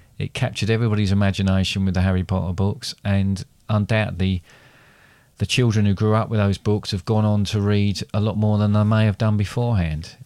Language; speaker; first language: English; native; English